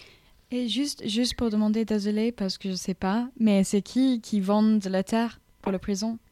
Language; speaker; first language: French; non-native, learner; English